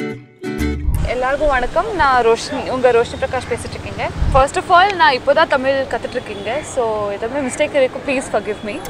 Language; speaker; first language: Tamil; non-native, learner; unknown